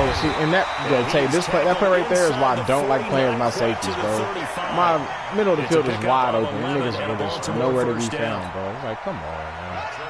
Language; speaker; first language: English; native; English